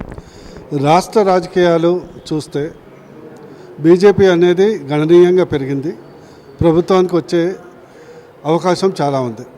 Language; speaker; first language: Telugu; native; Telugu